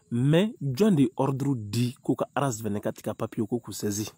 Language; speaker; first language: French; non-native, local second language; Bambara